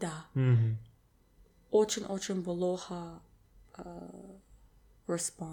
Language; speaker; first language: Russian; non-native, learner; English